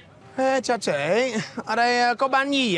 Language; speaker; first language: Vietnamese; non-native, fluent; English